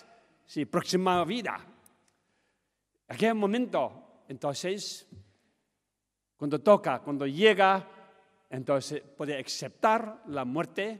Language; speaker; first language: Spanish; non-native, learner; Tibetan